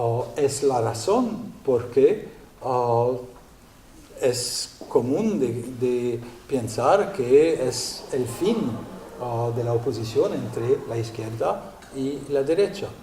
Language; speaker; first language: Spanish; non-native, learner; French